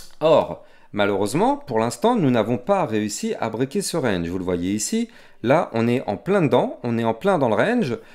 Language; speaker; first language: French; native; French